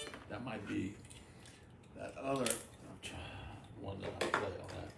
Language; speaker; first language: English; early bilingual, other home language; French